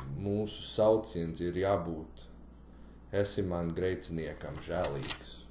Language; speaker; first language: Latvian; early bilingual, heritage; Latvian